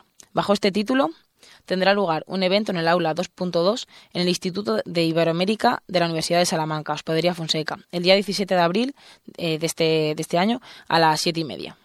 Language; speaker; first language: Spanish; native; Spanish